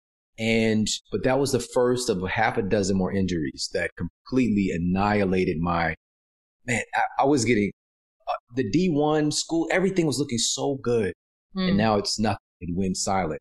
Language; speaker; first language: English; native; English